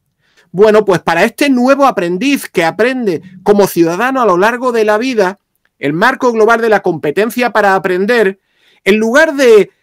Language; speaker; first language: Spanish; native; Spanish